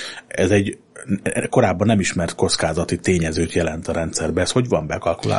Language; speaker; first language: Hungarian; native; Hungarian